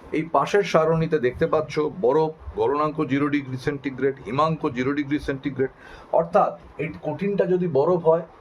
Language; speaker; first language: Bangla; native; Bangla